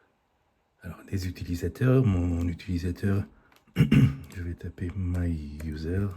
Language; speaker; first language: French; native; French